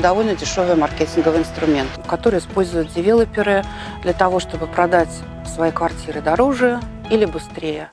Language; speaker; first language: Russian; native; Russian